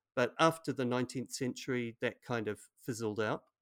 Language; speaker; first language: English; native; English